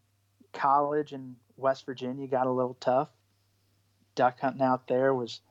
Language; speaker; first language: English; native; English